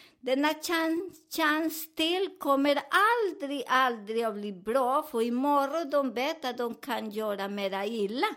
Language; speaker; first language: Swedish; non-native, fluent; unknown